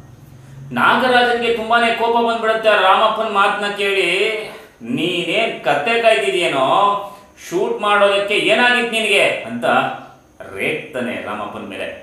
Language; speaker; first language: Kannada; native; Kannada